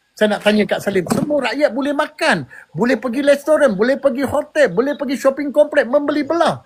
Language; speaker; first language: Malay; native; Malay